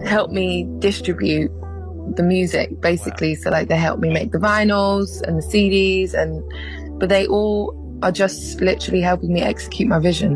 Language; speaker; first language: English; native; English